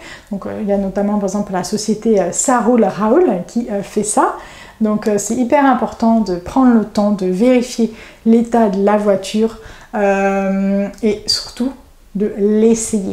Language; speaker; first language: French; native; French